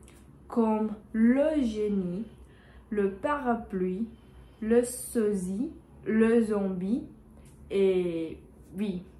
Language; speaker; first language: French; non-native, learner; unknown